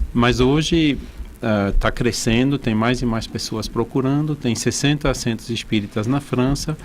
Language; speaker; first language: Portuguese; non-native, fluent; French